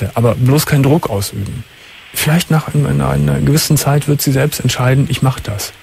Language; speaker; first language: German; native; German